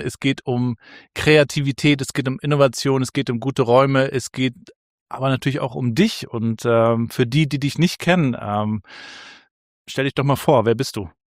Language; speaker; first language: German; native; German